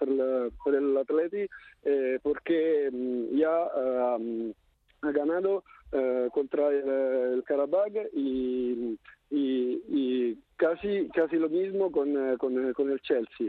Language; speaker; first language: Spanish; non-native, fluent; Italian